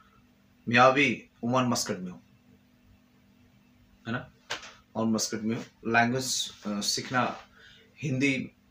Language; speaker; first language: Hindi; non-native, fluent; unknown